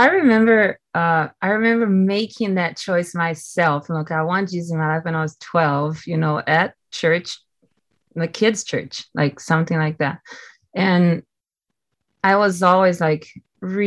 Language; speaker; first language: English; non-native, fluent; Portuguese